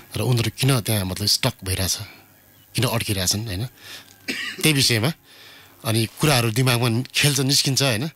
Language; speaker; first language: Nepali; native; Nepali